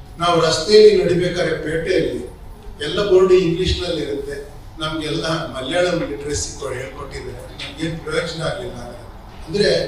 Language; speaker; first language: Kannada; native; Kannada